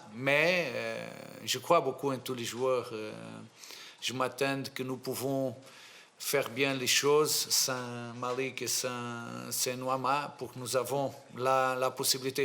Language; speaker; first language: French; non-native, fluent; Portuguese